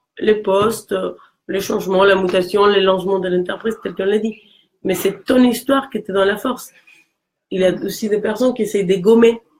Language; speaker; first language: French; non-native, fluent; Spanish